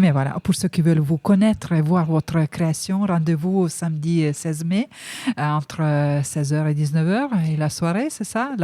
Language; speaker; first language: French; native; French